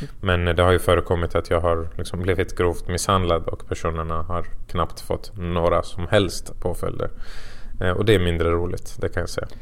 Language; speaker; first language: Swedish; early bilingual, other home language; Persian